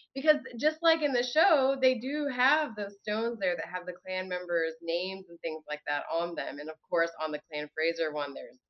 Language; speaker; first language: English; early bilingual, other home language; Arabic